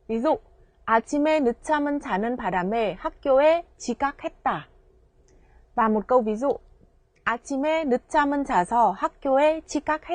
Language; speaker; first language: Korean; non-native, fluent; Vietnamese